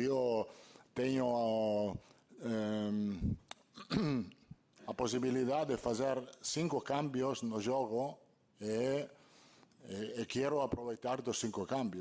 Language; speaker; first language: Portuguese; non-native, learner; Italian